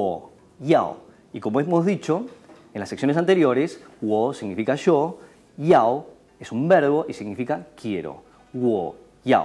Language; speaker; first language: Spanish; native; Spanish